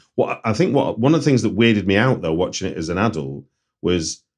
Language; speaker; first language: English; native; English